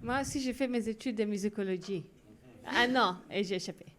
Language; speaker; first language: French; non-native, fluent; Hebrew